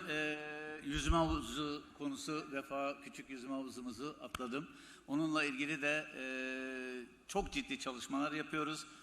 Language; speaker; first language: Turkish; native; Turkish